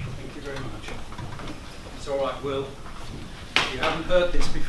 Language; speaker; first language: English; native; English